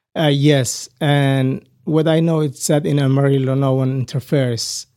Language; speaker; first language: English; non-native, fluent; Somali